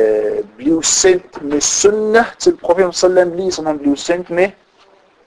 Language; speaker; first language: Danish; non-native, fluent; Arabic